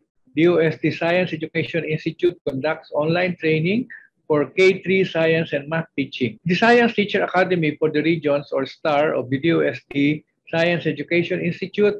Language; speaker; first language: English; non-native, local second language; Filipino